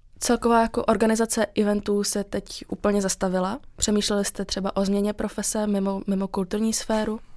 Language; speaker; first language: Czech; native; Czech